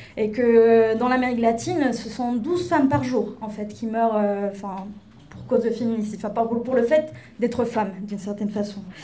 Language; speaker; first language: French; non-native, fluent; Spanish